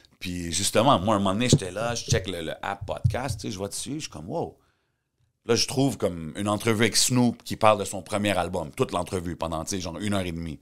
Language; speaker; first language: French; early bilingual, heritage; French